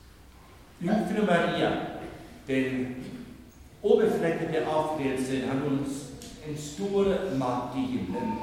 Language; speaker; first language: Swedish; non-native, fluent; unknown